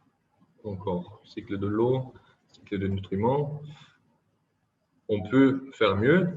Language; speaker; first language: French; non-native, fluent; German